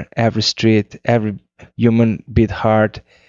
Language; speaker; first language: English; non-native, fluent; Kabuverdianu